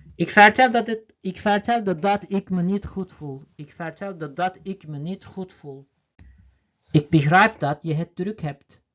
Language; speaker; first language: Dutch; non-native, learner; Turkish